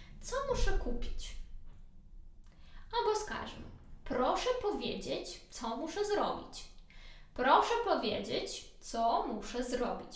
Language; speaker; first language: Polish; non-native, learner; Ukrainian